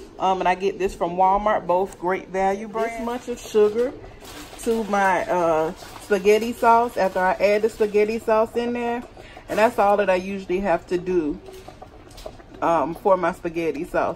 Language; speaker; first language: English; native; English